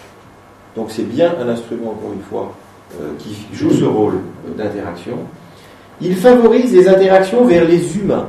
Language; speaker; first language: French; native; French